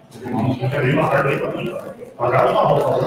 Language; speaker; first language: Portuguese; native; Portuguese